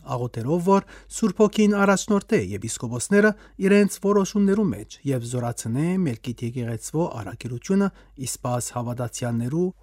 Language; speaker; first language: Armenian; early bilingual, heritage; Armenian